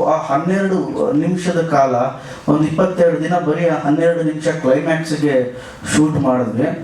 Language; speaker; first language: Kannada; native; Kannada